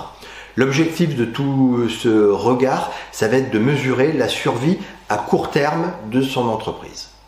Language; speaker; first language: French; native; French